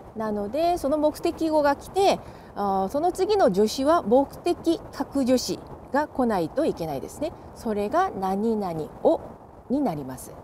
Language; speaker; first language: Japanese; non-native, fluent; Korean